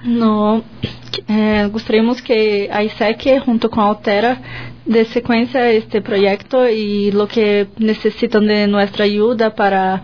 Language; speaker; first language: Spanish; non-native, learner; Portuguese